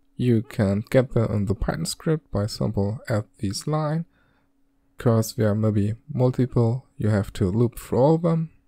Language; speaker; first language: English; non-native, fluent; German